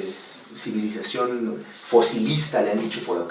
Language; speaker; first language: Spanish; native; Spanish